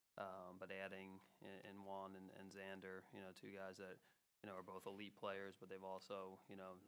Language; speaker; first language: English; native; English